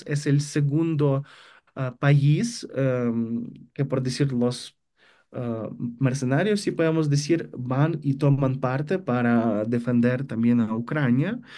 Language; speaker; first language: Spanish; non-native, fluent; Ukrainian